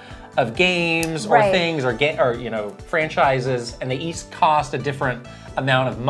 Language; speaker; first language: English; native; English